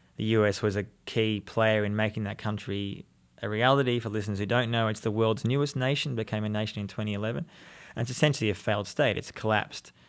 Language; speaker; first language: English; native; English